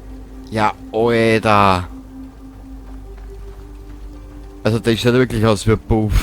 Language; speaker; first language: German; native; German